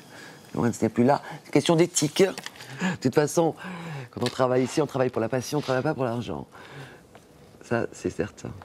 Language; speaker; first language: French; native; French